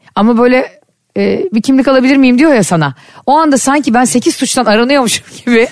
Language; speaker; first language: Turkish; native; Turkish